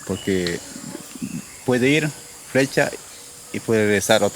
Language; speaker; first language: Spanish; non-native, local second language; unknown